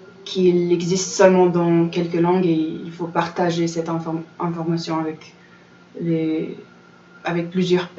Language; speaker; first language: French; non-native, fluent; English